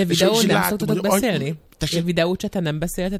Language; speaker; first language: Hungarian; native; Hungarian